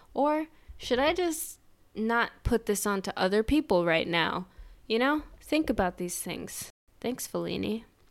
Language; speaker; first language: English; native; English